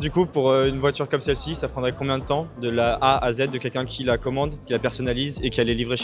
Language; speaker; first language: French; native; French